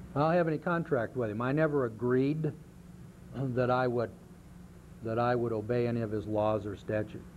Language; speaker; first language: English; native; English